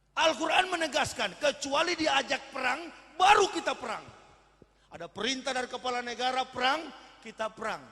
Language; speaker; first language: Indonesian; native; Indonesian